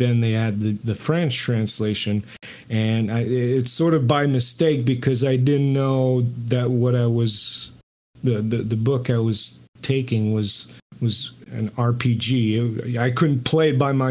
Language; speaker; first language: English; non-native, fluent; French